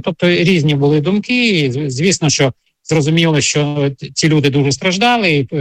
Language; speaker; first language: Ukrainian; native; Ukrainian